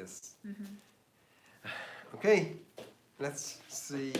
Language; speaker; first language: English; non-native, learner; Chinese